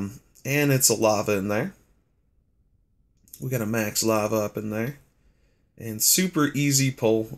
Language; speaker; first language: English; native; English